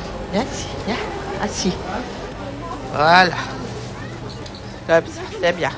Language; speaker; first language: French; non-native, local second language; Lingala